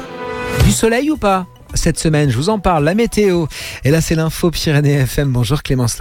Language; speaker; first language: French; native; French